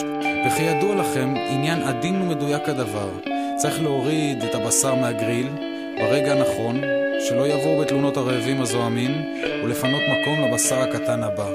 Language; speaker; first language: Hebrew; native; Hebrew